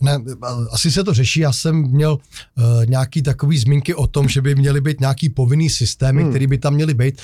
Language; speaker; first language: Czech; native; Czech